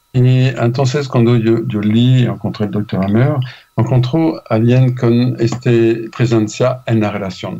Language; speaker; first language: Spanish; non-native, fluent; French